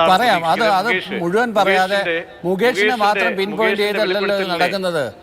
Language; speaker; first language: Malayalam; native; Malayalam